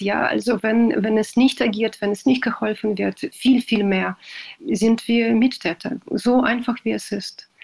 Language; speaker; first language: German; non-native, fluent; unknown